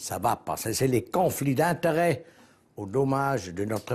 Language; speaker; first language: French; non-native, local second language; German